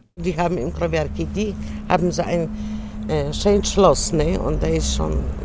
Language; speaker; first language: German; non-native, local second language; Polish